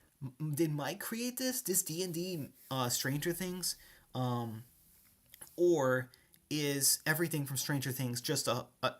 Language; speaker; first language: English; native; English